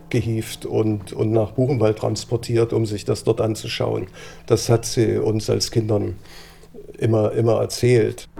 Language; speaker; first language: German; native; German